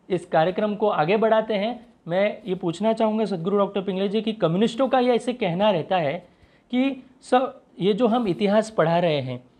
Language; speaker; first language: Hindi; non-native, local second language; Marathi